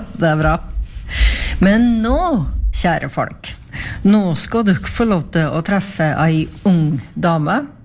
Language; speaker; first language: Norwegian; native; Norwegian